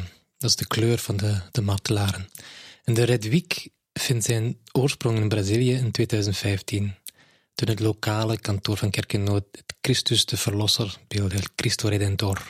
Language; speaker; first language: Dutch; non-native, fluent; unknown